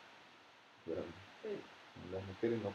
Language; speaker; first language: Spanish; non-native, fluent; Russian